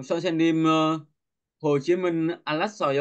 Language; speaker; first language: Korean; non-native, learner; Vietnamese